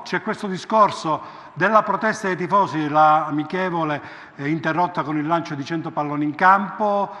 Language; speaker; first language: Italian; native; Italian